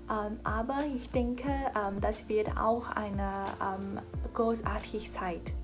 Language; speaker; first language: German; non-native, learner; Chinese